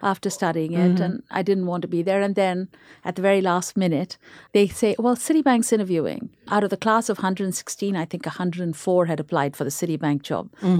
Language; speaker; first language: English; non-native, local second language; Tamil